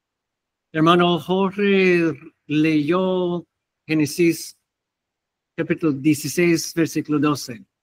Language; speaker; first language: Spanish; non-native, fluent; English